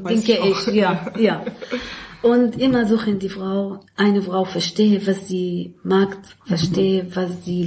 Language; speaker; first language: German; non-native, learner; Arabic